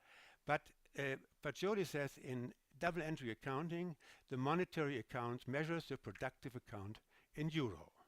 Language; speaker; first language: English; non-native, fluent; German